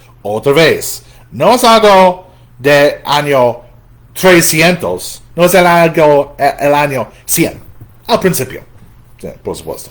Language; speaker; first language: Spanish; non-native, fluent; English